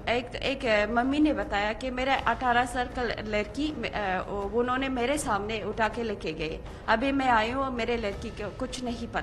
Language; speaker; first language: Hindi; non-native, fluent; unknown